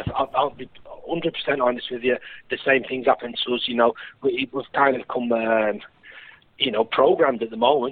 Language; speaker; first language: English; native; English